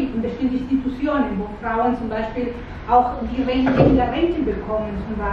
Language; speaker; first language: German; non-native, fluent; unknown